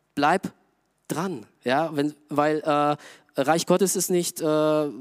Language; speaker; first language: German; native; German